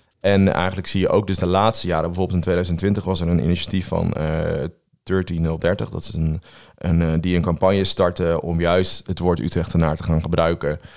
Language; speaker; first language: Dutch; native; Dutch